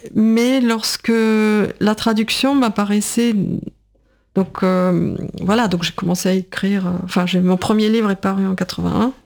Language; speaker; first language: French; non-native, fluent; Russian